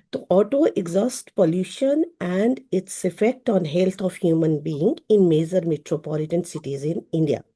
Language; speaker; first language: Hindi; native; Hindi